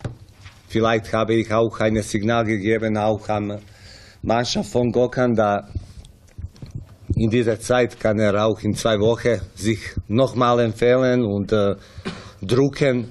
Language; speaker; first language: German; non-native, fluent; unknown